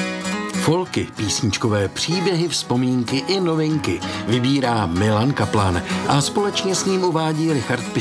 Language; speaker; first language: Czech; native; Czech